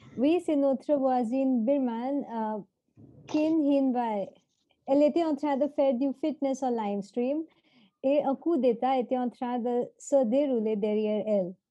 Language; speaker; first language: French; non-native, fluent; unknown